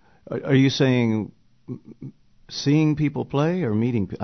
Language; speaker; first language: English; native; English